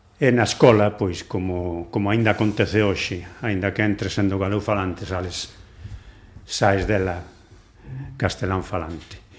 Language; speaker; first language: Galician; non-native, local second language; Spanish